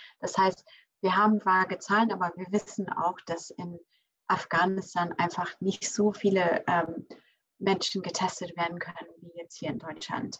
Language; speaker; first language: German; early bilingual, other home language; English